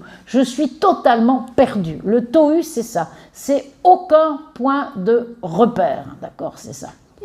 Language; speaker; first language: French; native; French